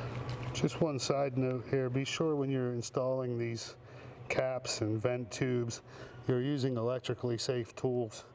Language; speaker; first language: English; native; English